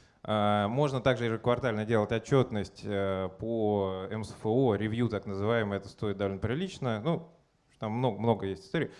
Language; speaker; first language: Russian; native; Russian